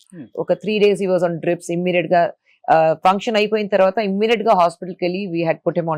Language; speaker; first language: Telugu; non-native, local second language; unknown